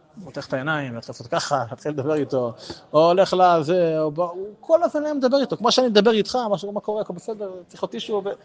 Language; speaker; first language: Hebrew; native; Hebrew